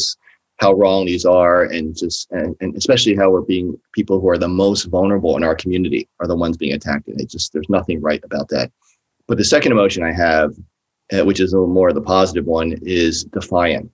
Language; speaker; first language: English; native; English